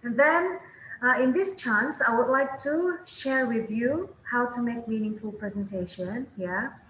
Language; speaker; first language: English; non-native, fluent; Indonesian